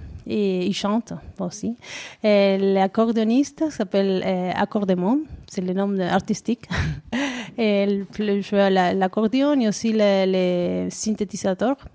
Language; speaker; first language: French; non-native, learner; Spanish